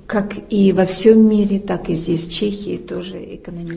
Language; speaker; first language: Czech; non-native, learner; Ukrainian